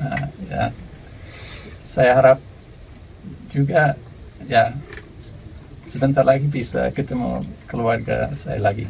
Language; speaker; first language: Indonesian; non-native, learner; English